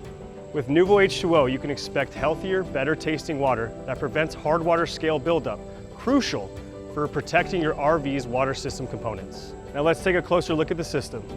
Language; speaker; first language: English; native; English